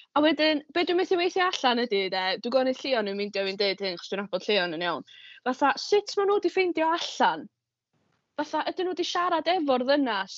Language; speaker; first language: Welsh; native; Welsh